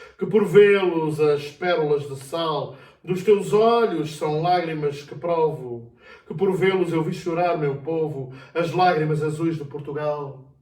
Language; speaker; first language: Portuguese; native; Portuguese